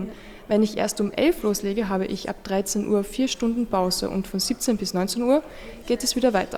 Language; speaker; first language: German; native; German